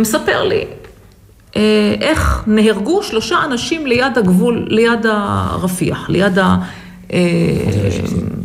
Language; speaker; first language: Hebrew; native; Hebrew